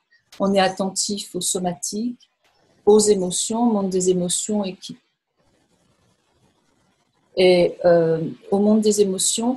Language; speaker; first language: French; native; French